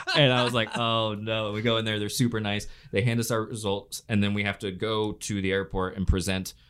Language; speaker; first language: English; native; English